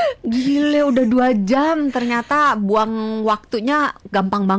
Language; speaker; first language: Indonesian; native; Indonesian